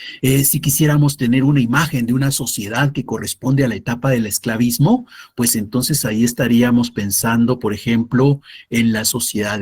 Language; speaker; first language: Spanish; native; Spanish